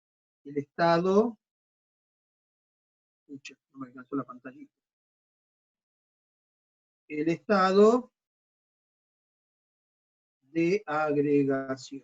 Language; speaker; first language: Spanish; native; Spanish